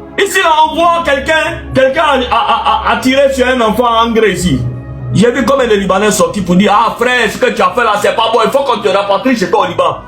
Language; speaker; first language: French; non-native, local second language; Arabic